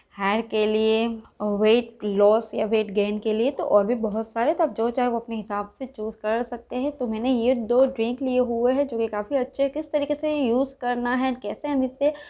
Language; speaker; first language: Hindi; non-native, local second language; Gujarati